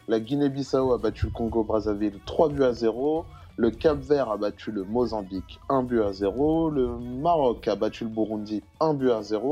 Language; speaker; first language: French; native; French